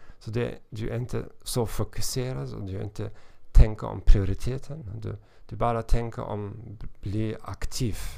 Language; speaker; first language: Swedish; non-native, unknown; German